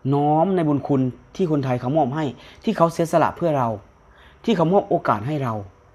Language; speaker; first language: Thai; native; Thai